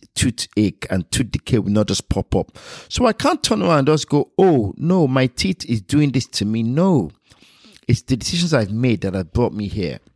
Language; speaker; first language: English; non-native, local second language; Yoruba